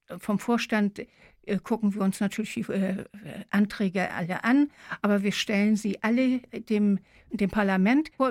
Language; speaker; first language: German; native; German